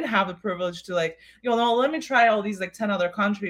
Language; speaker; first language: English; non-native, fluent; Russian